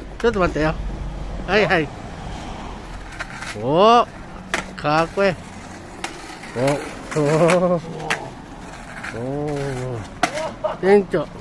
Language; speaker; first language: Japanese; native; Japanese